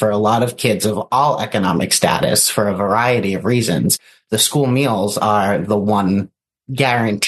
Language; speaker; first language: English; native; English